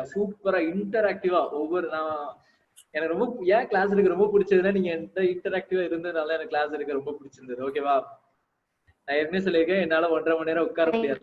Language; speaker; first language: Tamil; native; Tamil